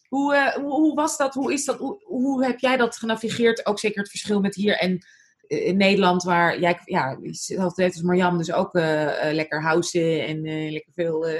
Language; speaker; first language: Dutch; early bilingual, other home language; Arabic